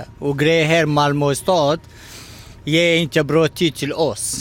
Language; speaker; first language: Swedish; non-native, learner; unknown